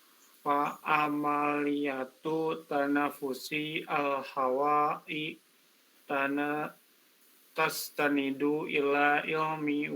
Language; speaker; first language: Arabic; non-native, learner; Indonesian